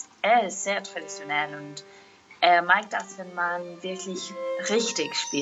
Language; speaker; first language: German; non-native, fluent; Irish